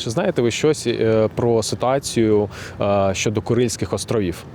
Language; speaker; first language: Ukrainian; native; Ukrainian